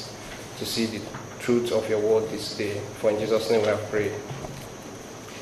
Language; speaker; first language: English; non-native, local second language; Igbo